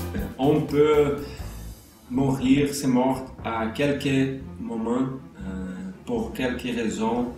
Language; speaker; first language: French; non-native, learner; Portuguese